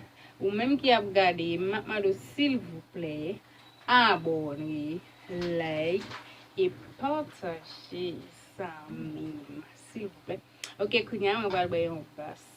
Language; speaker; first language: French; non-native, learner; Haitian Creole